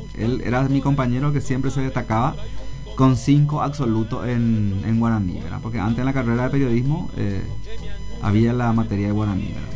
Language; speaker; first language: Spanish; non-native, local second language; Guarani